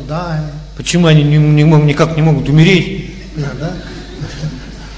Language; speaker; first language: Russian; native; Russian